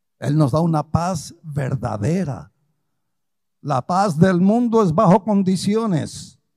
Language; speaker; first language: Spanish; early bilingual, other home language; Portuguese